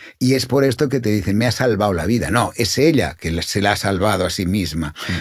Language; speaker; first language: Spanish; non-native, local second language; Catalan